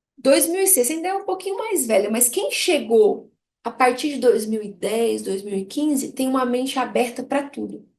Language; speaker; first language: Portuguese; native; Portuguese